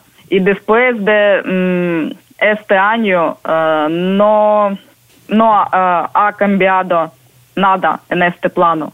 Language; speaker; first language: Spanish; non-native, learner; Ukrainian